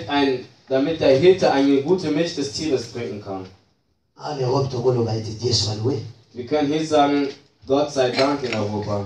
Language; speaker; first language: German; non-native, learner; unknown